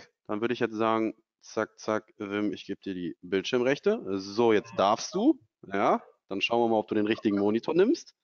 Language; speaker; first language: German; native; German